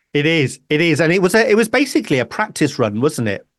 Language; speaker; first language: English; native; English